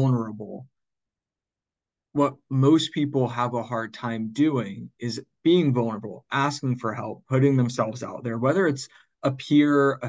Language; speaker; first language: English; native; English